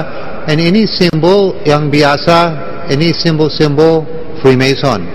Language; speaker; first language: Indonesian; non-native, learner; English